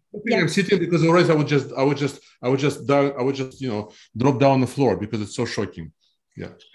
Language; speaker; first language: English; non-native, fluent; Russian